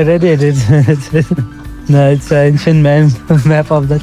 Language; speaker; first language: English; non-native, learner; Hindi